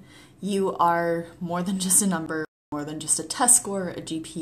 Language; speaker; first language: English; native; English